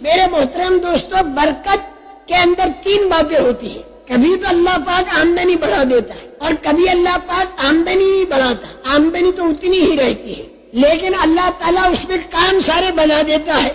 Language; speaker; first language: Urdu; native; Urdu